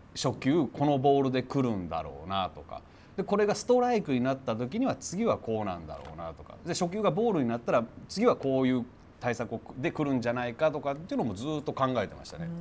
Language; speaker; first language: Japanese; native; Japanese